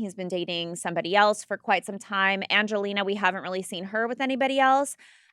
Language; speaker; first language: English; native; English